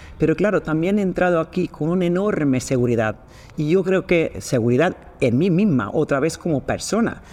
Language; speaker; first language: Spanish; non-native, fluent; Swedish